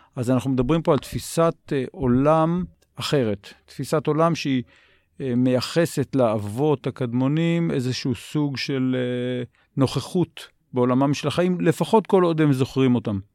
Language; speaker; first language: Hebrew; native; Hebrew